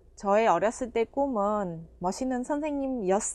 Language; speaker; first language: Korean; non-native, fluent; Vietnamese